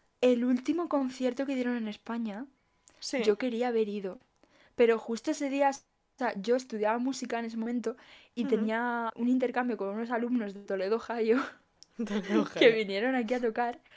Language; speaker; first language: Spanish; native; Spanish